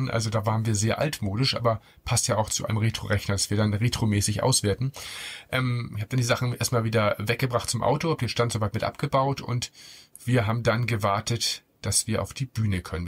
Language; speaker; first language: German; native; German